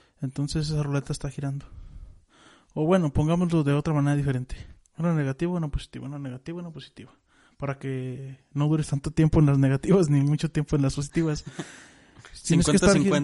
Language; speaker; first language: Spanish; native; Spanish